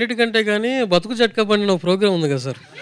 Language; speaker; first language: Telugu; native; Telugu